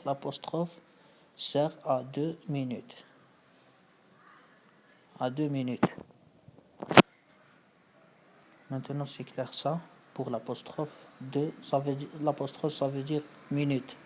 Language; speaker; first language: French; non-native, fluent; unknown